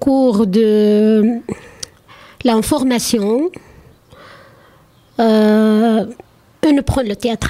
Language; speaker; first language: French; non-native, learner; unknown